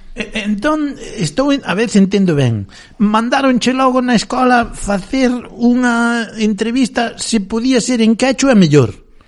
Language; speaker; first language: Galician; native; Galician